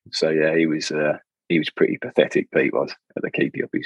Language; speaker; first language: English; native; English